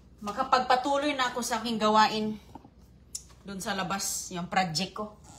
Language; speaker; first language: Filipino; non-native, local second language; Cebuano